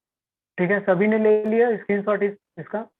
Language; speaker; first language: Hindi; native; Hindi